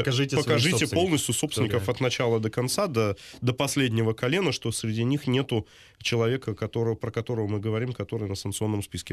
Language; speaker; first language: Russian; native; Russian